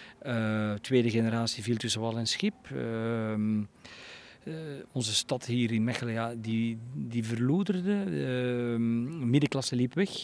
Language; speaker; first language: Dutch; native; Dutch